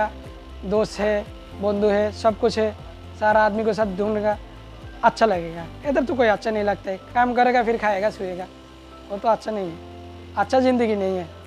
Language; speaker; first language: Hindi; non-native, learner; Bangla